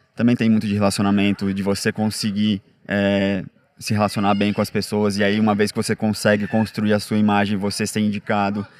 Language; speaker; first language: Portuguese; native; Portuguese